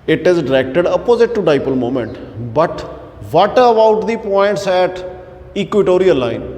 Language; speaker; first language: English; non-native, local second language; Punjabi